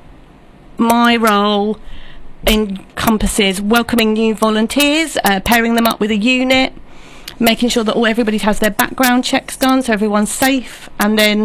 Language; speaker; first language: English; native; English